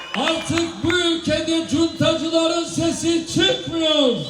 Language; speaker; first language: Turkish; native; Turkish